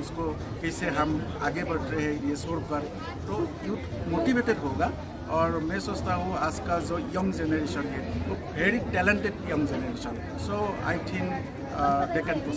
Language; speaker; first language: Hindi; non-native, local second language; Assamese